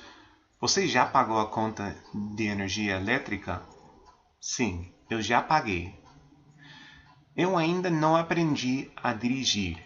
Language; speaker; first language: Portuguese; non-native, fluent; English